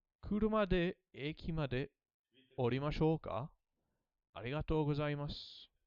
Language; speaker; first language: Japanese; non-native, learner; English